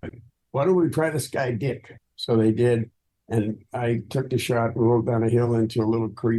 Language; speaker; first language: English; native; English